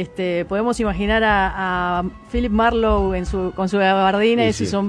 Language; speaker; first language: Spanish; native; Spanish